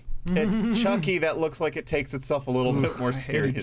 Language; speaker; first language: English; native; English